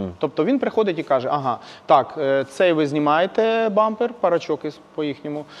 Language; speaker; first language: Ukrainian; native; Ukrainian